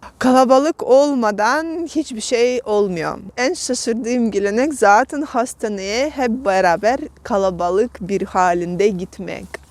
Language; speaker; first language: Turkish; non-native, fluent; Russian